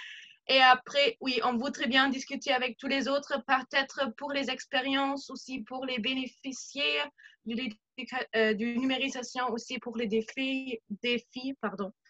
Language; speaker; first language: French; non-native, fluent; German